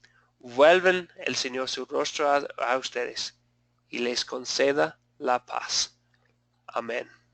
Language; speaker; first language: Spanish; non-native, fluent; English